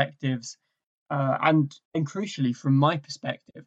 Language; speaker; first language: English; native; English